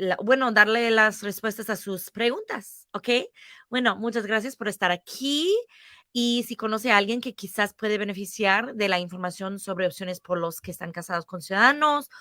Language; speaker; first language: Spanish; non-native, fluent; English